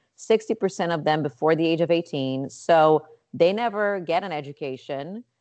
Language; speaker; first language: English; non-native, fluent; Portuguese